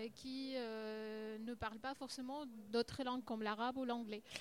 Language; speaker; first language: French; non-native, learner; Arabic